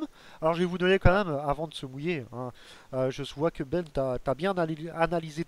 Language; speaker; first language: French; native; French